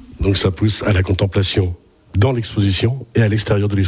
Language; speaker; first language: French; native; French